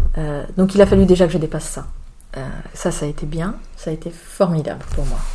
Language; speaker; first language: French; native; French